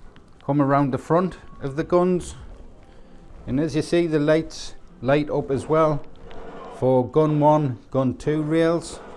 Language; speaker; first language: English; native; English